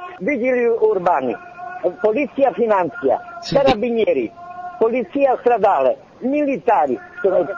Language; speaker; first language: Italian; non-native, learner; Croatian